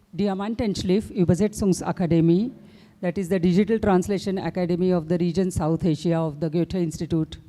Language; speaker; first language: English; non-native, local second language; Marathi